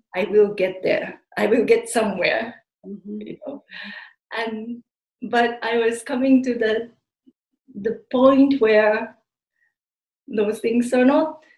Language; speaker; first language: English; non-native, fluent; Japanese